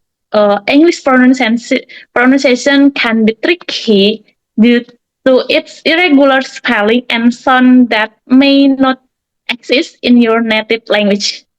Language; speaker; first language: English; non-native, learner; Indonesian